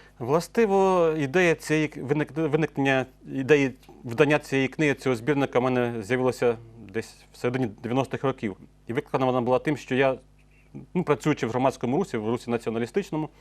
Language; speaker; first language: Ukrainian; native; Ukrainian